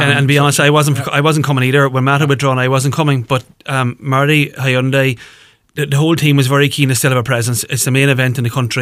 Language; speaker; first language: English; native; English